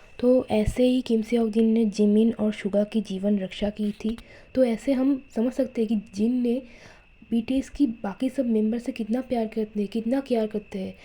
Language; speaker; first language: Hindi; non-native, local second language; Bangla